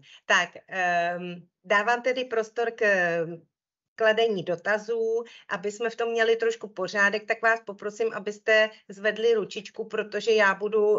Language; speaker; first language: Czech; native; Czech